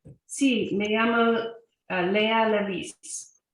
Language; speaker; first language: Spanish; non-native, learner; English